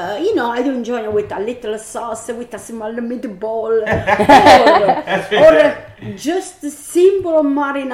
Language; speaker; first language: English; non-native, learner; Italian